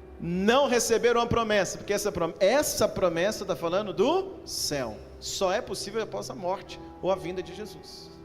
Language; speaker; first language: Portuguese; native; Portuguese